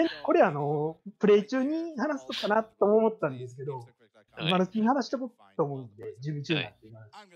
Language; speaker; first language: Japanese; native; Japanese